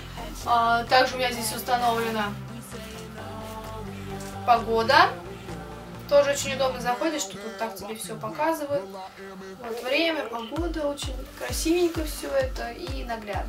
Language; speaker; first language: Russian; native; Russian